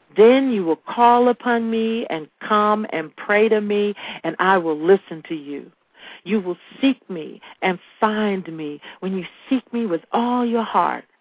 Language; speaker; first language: English; native; English